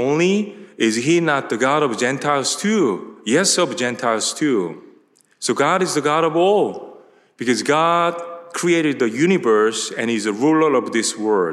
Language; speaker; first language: English; non-native, fluent; Korean